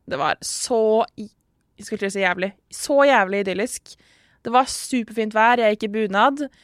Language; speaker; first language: Norwegian; native; Norwegian